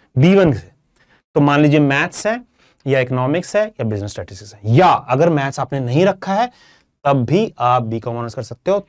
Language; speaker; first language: Hindi; non-native, local second language; Punjabi